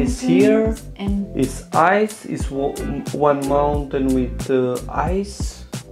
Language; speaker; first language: English; non-native, learner; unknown